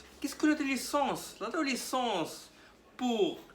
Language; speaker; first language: French; non-native, learner; Arabic